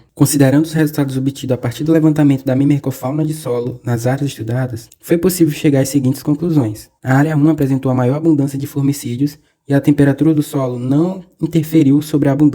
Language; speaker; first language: Portuguese; native; Portuguese